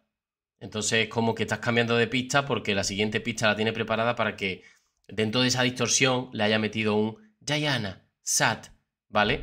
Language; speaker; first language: Spanish; native; Spanish